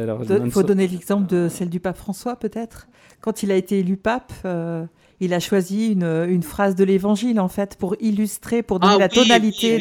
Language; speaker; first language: French; native; French